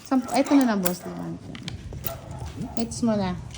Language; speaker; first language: Filipino; native; Filipino